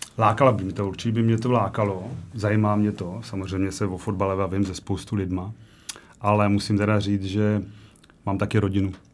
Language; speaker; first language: Czech; native; Czech